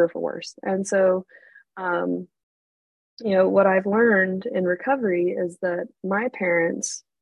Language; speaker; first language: English; native; English